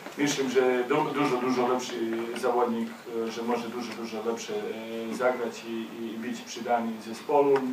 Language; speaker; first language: Polish; non-native, learner; Slovenian